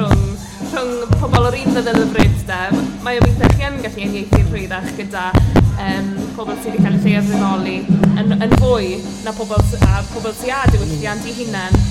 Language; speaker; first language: Welsh; native; Welsh